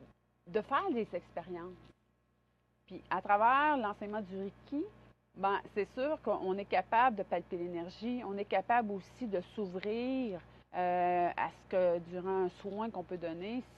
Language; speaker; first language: French; native; French